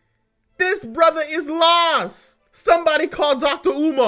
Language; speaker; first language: English; native; English